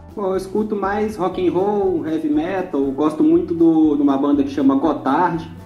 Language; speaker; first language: Portuguese; native; Portuguese